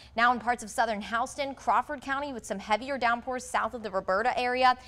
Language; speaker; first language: English; native; English